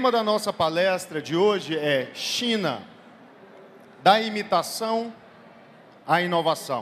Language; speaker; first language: Portuguese; native; Portuguese